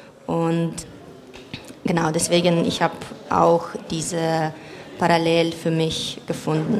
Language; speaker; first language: German; non-native, fluent; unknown